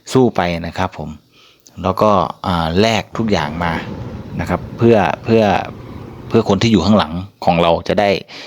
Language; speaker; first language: Thai; native; Thai